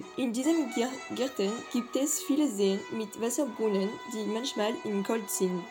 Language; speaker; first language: German; non-native, learner; French